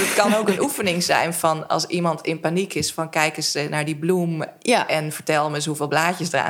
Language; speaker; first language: Dutch; native; Dutch